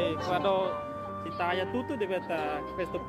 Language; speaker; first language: Italian; non-native, fluent; Khmer